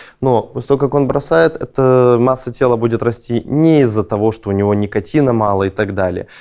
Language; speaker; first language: Russian; native; Russian